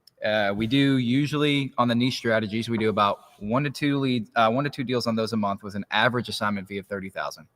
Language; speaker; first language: English; native; English